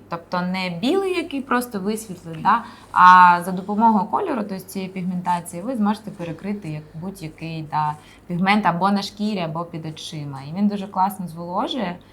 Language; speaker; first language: Ukrainian; non-native, local second language; Russian